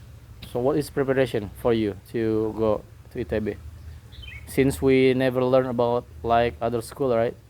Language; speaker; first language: English; non-native, learner; Indonesian